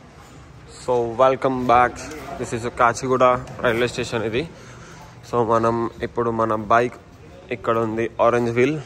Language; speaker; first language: Telugu; native; Telugu